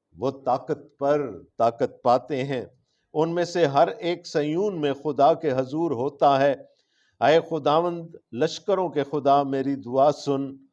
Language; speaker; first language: Urdu; non-native, local second language; Punjabi